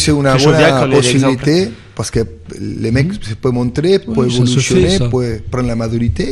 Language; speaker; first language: French; non-native, fluent; Spanish